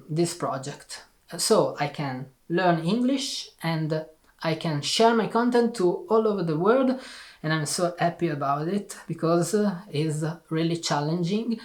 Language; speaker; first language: English; non-native, learner; Italian